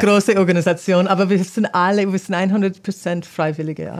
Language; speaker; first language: German; non-native, fluent; English